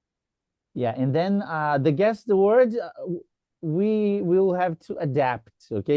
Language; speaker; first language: English; non-native, fluent; Portuguese